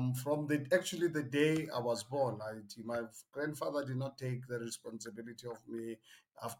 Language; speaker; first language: English; non-native, local second language; Northern Sotho